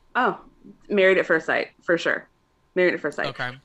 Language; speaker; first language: English; native; English